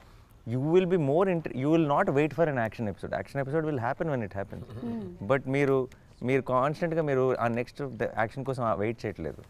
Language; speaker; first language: Telugu; native; Telugu